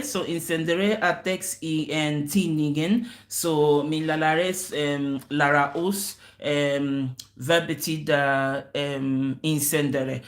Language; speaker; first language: Swedish; non-native, learner; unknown